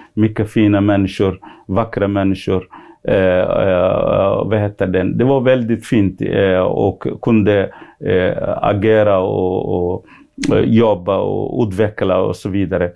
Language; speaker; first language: Swedish; non-native, fluent; Somali